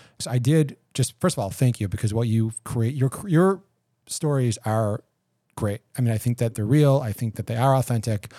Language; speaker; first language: English; native; English